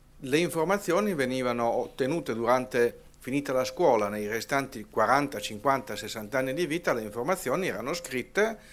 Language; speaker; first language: Italian; native; Italian